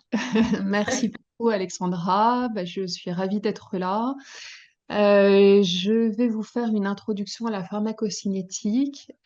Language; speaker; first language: French; native; French